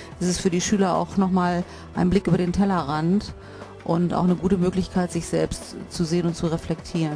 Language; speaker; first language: German; native; German